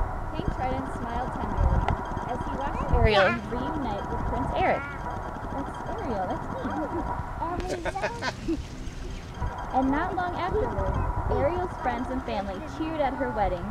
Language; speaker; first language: English; native; English